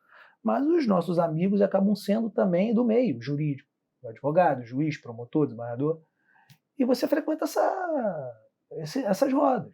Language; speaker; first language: Portuguese; native; Portuguese